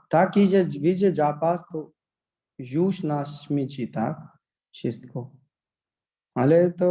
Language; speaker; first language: Polish; non-native, learner; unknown